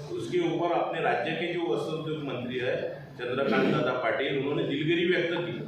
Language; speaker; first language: Hindi; non-native, local second language; Marathi